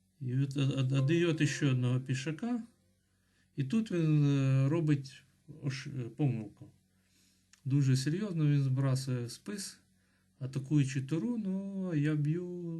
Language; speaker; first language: Ukrainian; non-native, local second language; Russian